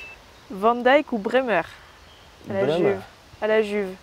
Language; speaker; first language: French; native; French